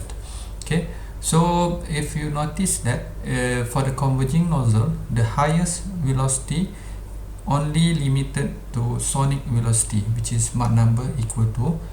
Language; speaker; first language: English; non-native, local second language; Malay